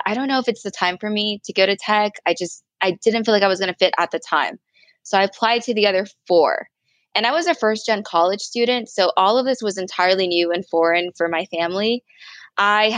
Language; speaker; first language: English; native; English